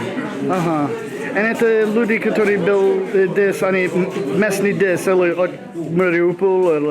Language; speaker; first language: Russian; non-native, learner; English